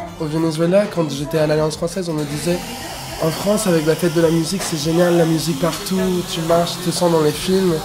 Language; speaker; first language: French; non-native, fluent; Spanish